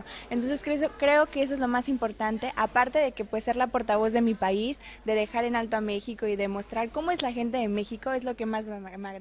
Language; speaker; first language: Spanish; native; Spanish